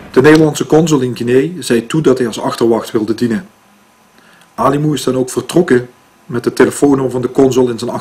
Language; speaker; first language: Dutch; native; Dutch